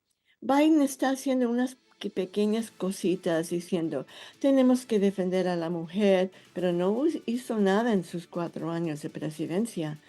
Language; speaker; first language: Spanish; non-native, fluent; English